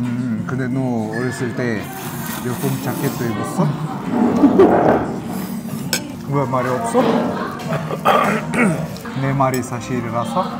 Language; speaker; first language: Korean; non-native, fluent; Russian